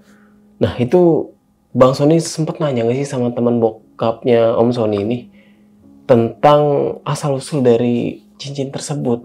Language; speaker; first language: Indonesian; native; Indonesian